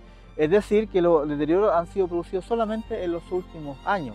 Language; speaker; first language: Spanish; native; Spanish